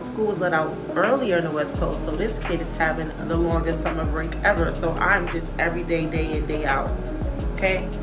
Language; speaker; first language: English; native; English